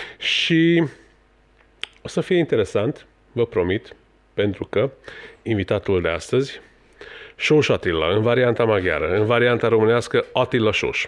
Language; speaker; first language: Romanian; non-native, local second language; Hungarian